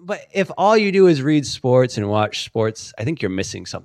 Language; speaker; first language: English; native; English